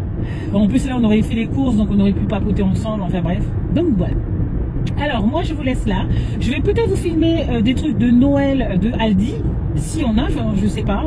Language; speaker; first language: French; native; French